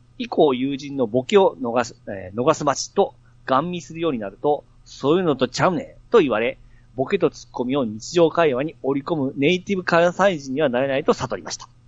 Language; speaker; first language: Japanese; native; Japanese